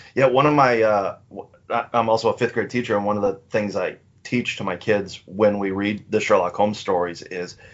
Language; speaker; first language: English; native; English